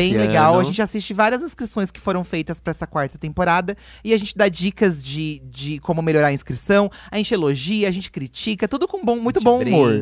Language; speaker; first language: Portuguese; native; Portuguese